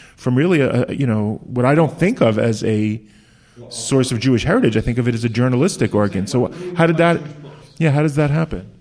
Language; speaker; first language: English; native; English